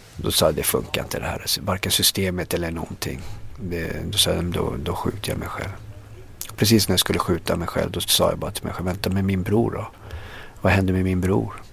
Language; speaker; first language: Swedish; early bilingual, other home language; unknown